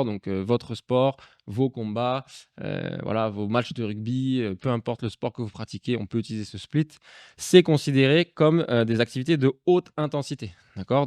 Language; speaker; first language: French; native; French